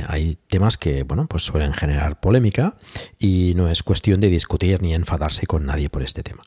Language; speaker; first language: Spanish; native; Spanish